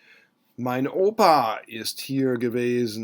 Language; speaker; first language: German; non-native, fluent; English